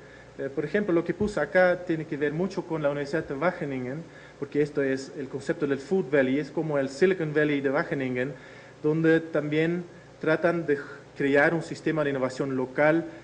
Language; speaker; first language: Spanish; non-native, fluent; Dutch